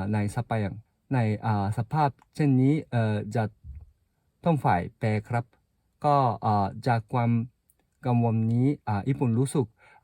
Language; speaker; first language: Thai; non-native, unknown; Japanese